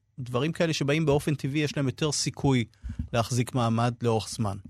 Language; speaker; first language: Hebrew; native; Hebrew